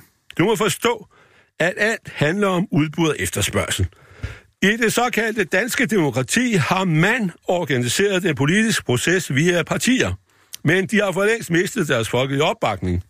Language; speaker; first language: Danish; native; Danish